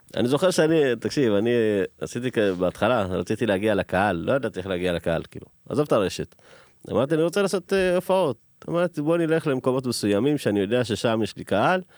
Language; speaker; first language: Hebrew; early bilingual, other home language; Amharic